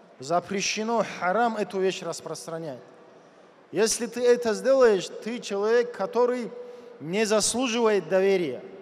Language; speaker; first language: Russian; non-native, local second language; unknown